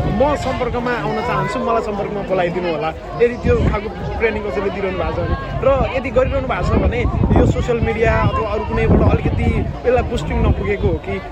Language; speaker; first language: Nepali; native; Nepali